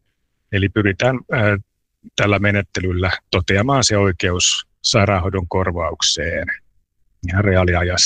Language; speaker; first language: Finnish; native; Finnish